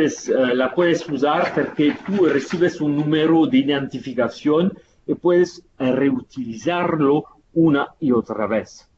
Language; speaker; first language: Spanish; non-native, fluent; Italian